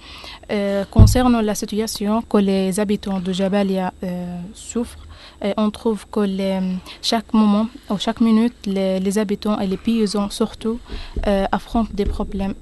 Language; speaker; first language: French; non-native, learner; Arabic